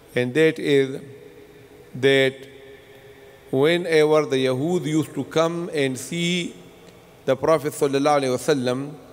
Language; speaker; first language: English; non-native, local second language; Urdu